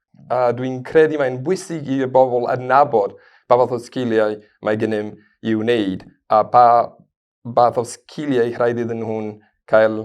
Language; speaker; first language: Welsh; non-native, fluent; Spanish